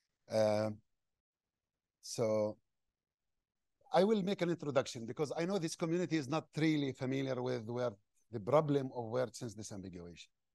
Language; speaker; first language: English; non-native, fluent; Arabic